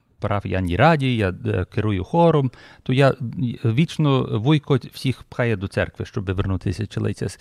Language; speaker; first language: Ukrainian; early bilingual, heritage; Ukrainian